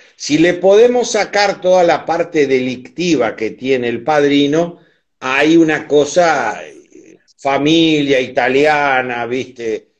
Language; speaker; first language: Spanish; native; Spanish